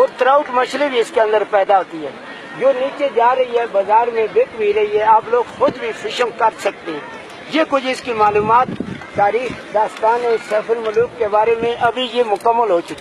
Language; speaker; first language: Hindi; non-native, local second language; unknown